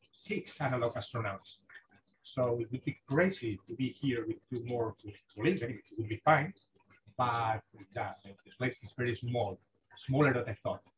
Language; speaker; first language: English; non-native, fluent; Spanish